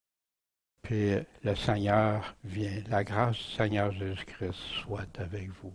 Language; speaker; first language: French; native; French